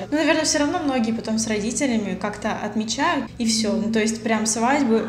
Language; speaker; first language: Russian; native; Russian